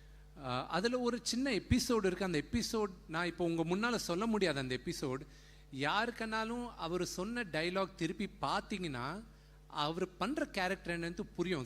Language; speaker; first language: Tamil; non-native, local second language; Telugu